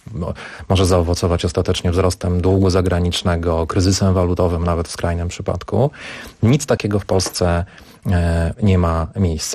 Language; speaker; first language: Polish; native; Polish